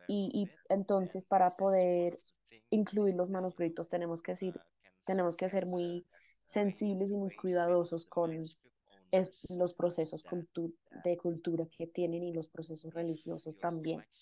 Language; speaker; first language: Spanish; non-native, fluent; Indonesian